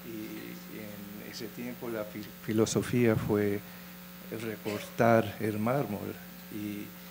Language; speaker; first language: Spanish; non-native, fluent; English